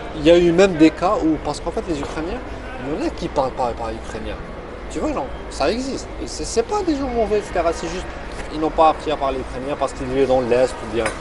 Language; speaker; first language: French; non-native, local second language; Arabic